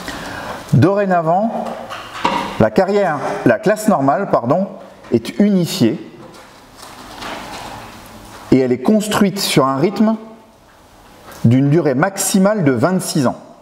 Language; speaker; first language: French; native; French